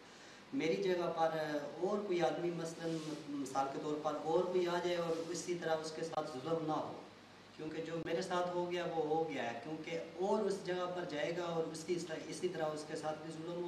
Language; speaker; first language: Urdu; non-native, local second language; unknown